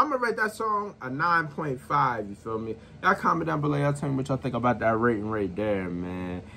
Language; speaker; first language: English; native; English